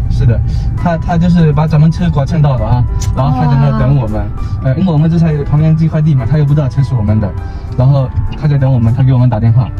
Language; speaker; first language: Chinese; native; Chinese